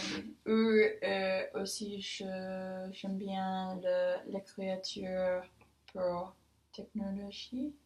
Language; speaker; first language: French; non-native, learner; English